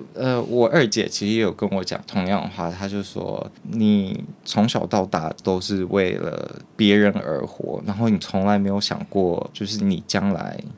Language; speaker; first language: Chinese; native; Chinese